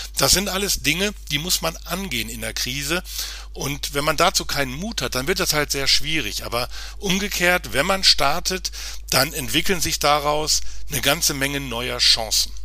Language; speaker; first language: German; native; German